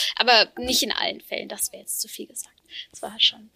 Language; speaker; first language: German; native; German